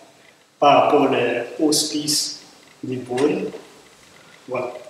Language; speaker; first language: French; non-native, fluent; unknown